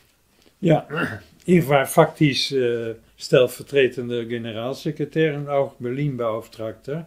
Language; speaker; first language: German; non-native, fluent; Dutch